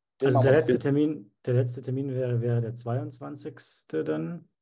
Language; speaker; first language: German; native; German